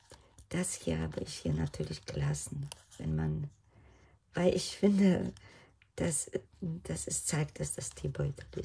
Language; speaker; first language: German; non-native, fluent; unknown